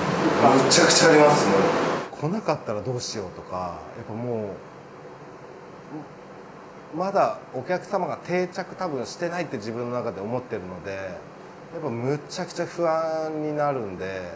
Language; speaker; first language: Japanese; native; Japanese